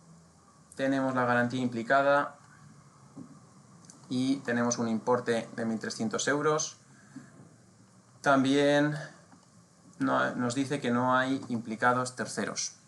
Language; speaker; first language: Spanish; native; Spanish